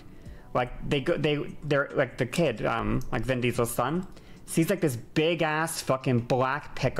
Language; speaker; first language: English; native; English